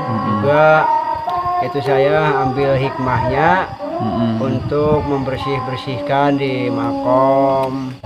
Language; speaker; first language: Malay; non-native, local second language; Sundanese